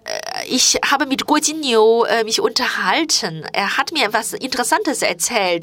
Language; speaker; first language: German; non-native, fluent; Chinese